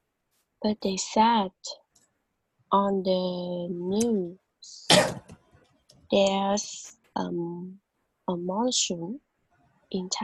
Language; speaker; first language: English; non-native, learner; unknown